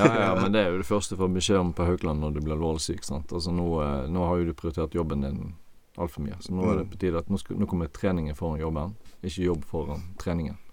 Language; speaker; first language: Norwegian; native; Norwegian